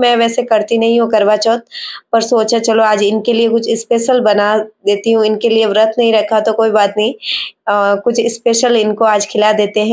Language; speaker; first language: Hindi; native; Hindi